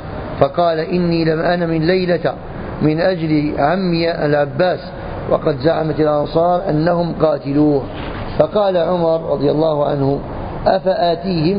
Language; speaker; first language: Arabic; native; Arabic